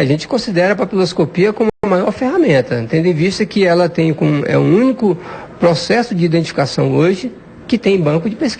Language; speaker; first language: Portuguese; native; Portuguese